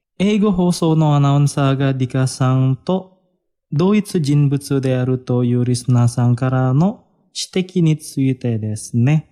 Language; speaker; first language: Japanese; non-native, fluent; Indonesian